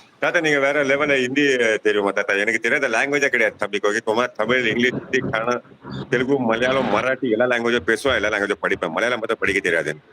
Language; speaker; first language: Tamil; non-native, local second language; Kannada